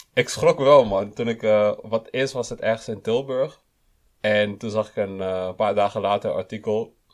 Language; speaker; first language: Dutch; early bilingual, other home language; Kinyarwanda